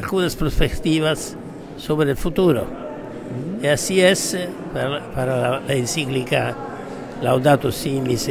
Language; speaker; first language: Spanish; non-native, fluent; Italian